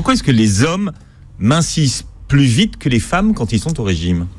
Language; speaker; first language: French; native; French